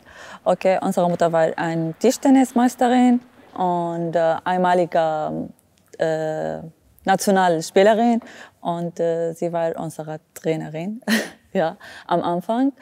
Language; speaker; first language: German; non-native, learner; Arabic